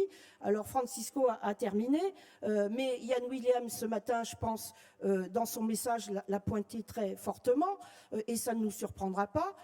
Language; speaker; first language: French; native; French